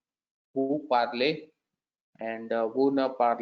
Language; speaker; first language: French; non-native, learner; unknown